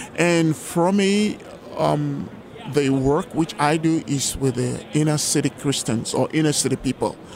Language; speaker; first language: English; non-native, local second language; Yoruba